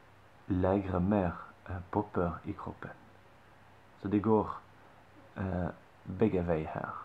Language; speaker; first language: Norwegian; non-native, fluent; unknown